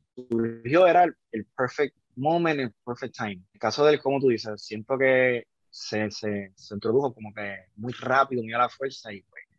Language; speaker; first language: Spanish; native; Spanish